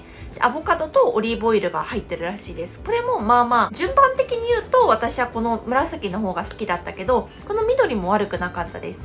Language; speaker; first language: Japanese; non-native, fluent; Korean